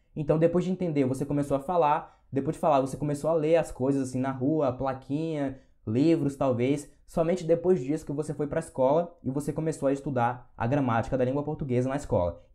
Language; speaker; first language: Portuguese; native; Portuguese